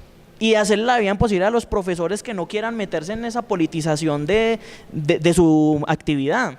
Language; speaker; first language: Spanish; native; Spanish